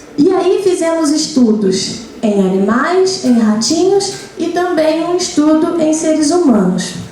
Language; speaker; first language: Portuguese; native; Portuguese